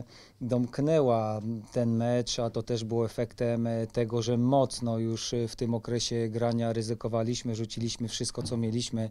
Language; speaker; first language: Polish; native; Polish